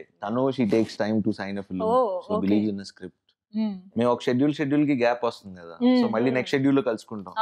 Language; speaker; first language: Telugu; native; Telugu